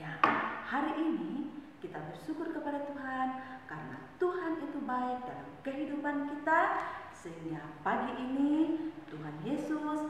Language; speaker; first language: Indonesian; native; Indonesian